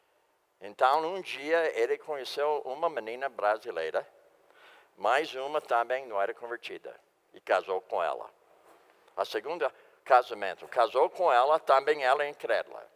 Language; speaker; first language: Portuguese; non-native, fluent; English